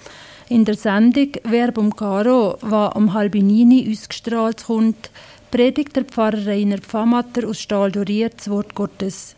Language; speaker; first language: German; native; German